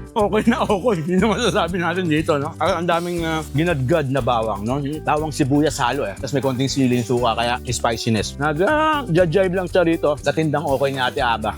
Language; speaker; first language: Filipino; native; Filipino